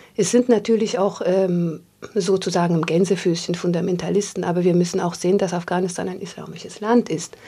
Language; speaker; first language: German; non-native, fluent; Pashto